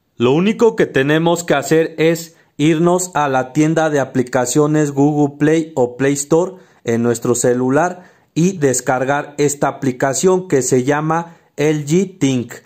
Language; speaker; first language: Spanish; native; Spanish